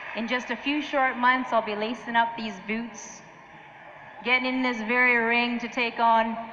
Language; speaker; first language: English; native; English